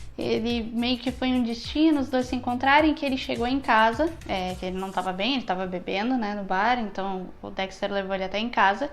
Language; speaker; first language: Portuguese; native; Portuguese